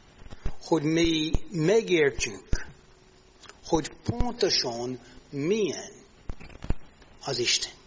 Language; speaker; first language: Hungarian; non-native, learner; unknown